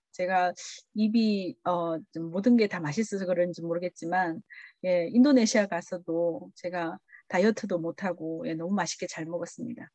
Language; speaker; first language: Korean; early bilingual, heritage; Korean